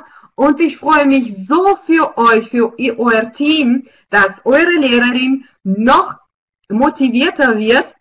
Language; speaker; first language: German; non-native, fluent; Russian